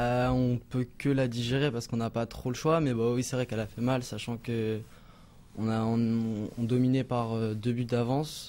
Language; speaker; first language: French; native; French